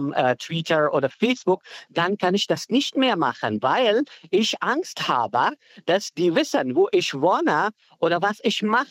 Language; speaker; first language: German; non-native, fluent; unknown